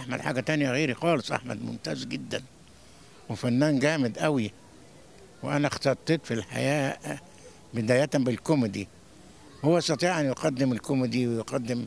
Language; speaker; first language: Arabic; native; Arabic